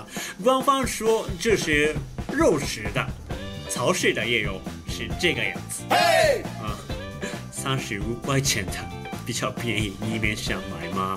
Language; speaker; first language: Chinese; non-native, fluent; Japanese